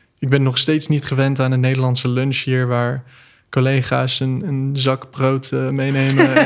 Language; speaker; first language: Dutch; non-native, fluent; English